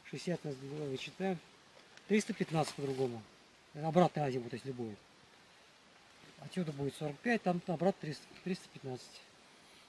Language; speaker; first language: Russian; native; Russian